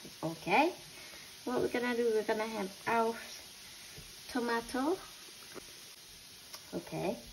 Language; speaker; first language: English; non-native, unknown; Thai